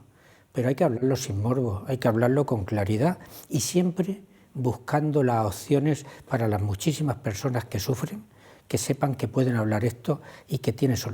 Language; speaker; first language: Spanish; native; Spanish